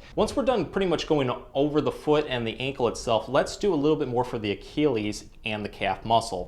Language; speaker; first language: English; native; English